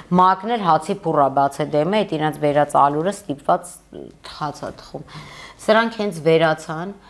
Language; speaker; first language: Armenian; native; Armenian